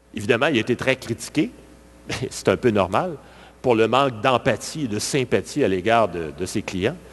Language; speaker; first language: French; native; French